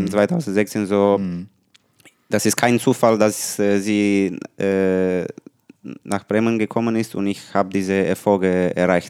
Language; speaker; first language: German; non-native, learner; Romanian